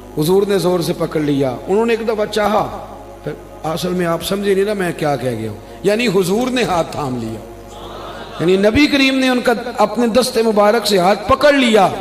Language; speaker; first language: Urdu; non-native, local second language; Punjabi